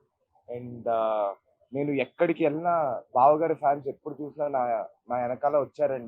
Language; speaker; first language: Telugu; native; Telugu